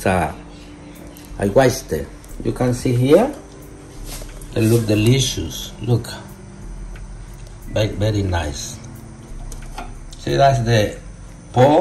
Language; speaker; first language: English; non-native, learner; Spanish